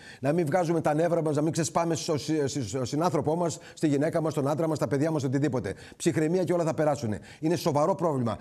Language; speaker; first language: Greek; native; Greek